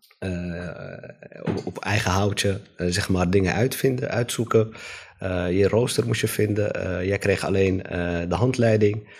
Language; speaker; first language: Dutch; native; Dutch